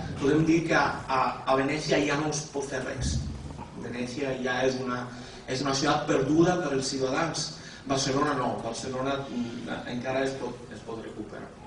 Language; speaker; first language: Catalan; non-native, fluent; Italian